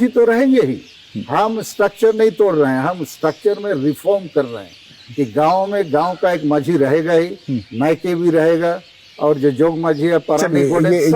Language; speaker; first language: Hindi; non-native, local second language; Santali